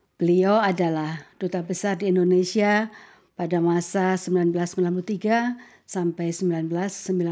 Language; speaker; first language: Indonesian; native; Indonesian